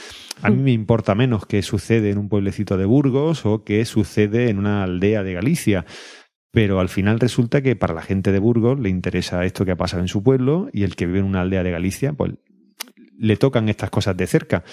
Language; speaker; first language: Spanish; native; Spanish